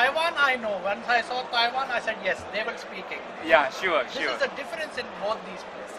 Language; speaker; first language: English; non-native, fluent; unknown